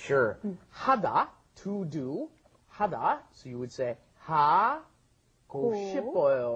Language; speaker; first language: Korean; non-native, fluent; English